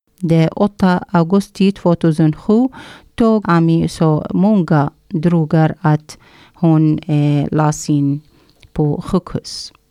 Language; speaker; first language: Swedish; non-native, learner; Arabic